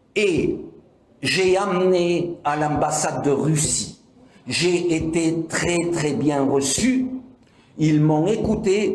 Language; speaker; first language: French; native; French